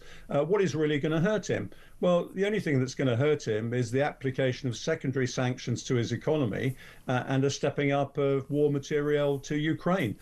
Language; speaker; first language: English; native; English